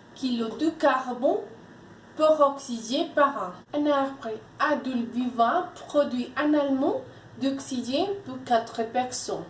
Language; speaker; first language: French; non-native, learner; Spanish